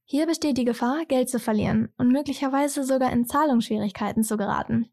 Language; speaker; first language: German; native; German